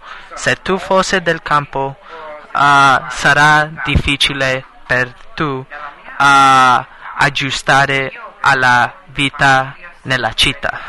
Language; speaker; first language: Italian; non-native, learner; English